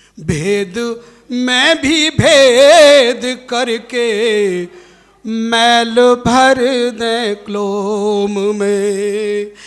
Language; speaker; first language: Hindi; native; Hindi